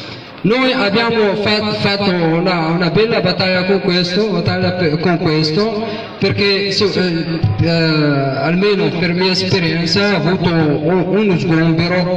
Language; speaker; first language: Italian; non-native, fluent; Arabic